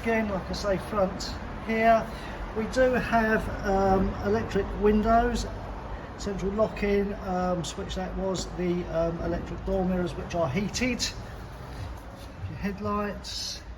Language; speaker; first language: English; native; English